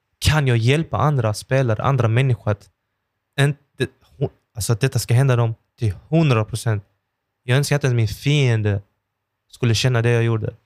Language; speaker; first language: Swedish; early bilingual, other home language; Persian